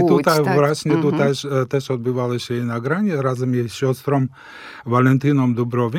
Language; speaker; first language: Polish; non-native, fluent; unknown